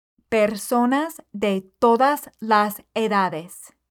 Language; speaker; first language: Spanish; non-native, fluent; English